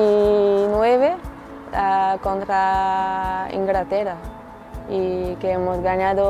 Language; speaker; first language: Spanish; non-native, learner; French